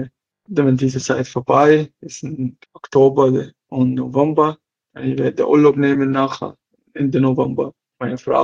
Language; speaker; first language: German; non-native, learner; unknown